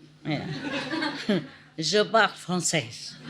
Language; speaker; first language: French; non-native, fluent; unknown